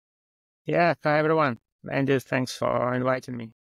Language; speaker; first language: English; non-native, fluent; Russian